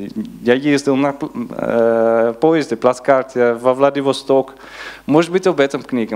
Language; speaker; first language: Russian; non-native, learner; Dutch